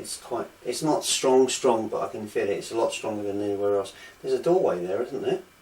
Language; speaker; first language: English; native; English